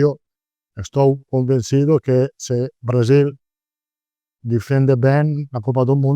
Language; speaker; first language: Portuguese; non-native, learner; Italian